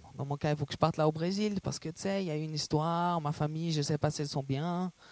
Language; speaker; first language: French; non-native, fluent; Portuguese